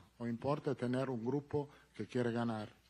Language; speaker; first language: Spanish; non-native, fluent; Italian